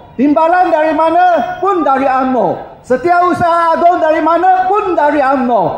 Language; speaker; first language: Malay; non-native, local second language; Chinese